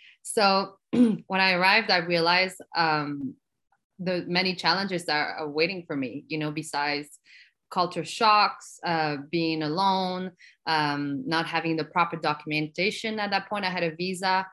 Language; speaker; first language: English; non-native, fluent; Arabic